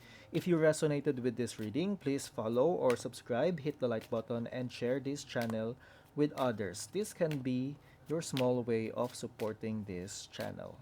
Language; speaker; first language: English; non-native, local second language; Filipino